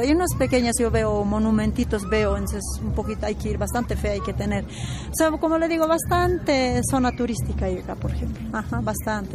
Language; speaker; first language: Spanish; native; Spanish